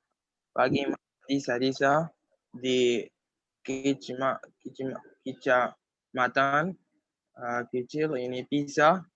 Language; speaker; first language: Indonesian; non-native, learner; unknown